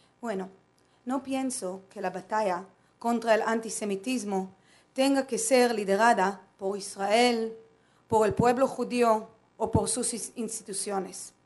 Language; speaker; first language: Spanish; non-native, fluent; Hebrew